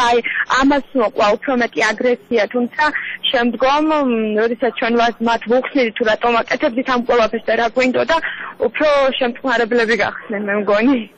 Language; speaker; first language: Georgian; non-native, local second language; Chechen